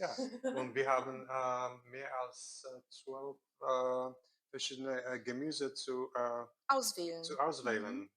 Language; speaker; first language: German; non-native, learner; Korean